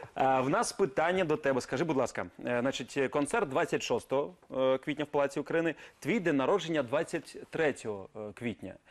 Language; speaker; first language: Ukrainian; native; Ukrainian